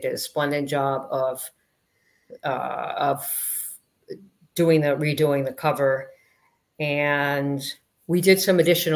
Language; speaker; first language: English; native; English